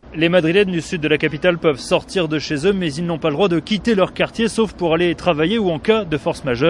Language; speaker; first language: French; native; French